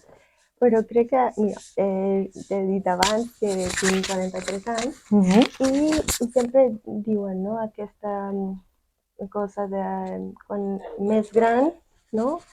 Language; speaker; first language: Catalan; non-native, fluent; Spanish